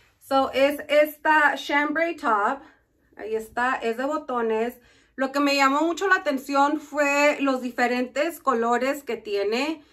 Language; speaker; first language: Spanish; early bilingual, heritage; Spanish